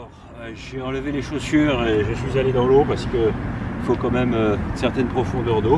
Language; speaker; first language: French; native; French